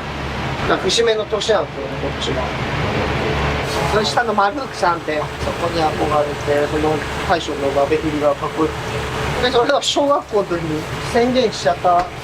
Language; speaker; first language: Japanese; native; Japanese